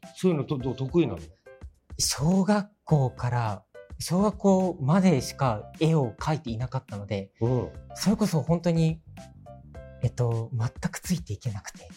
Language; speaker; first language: Japanese; native; Japanese